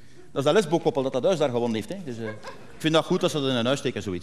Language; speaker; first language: Dutch; native; Dutch